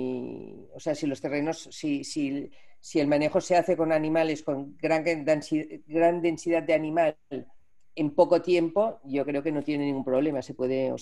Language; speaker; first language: Spanish; native; Spanish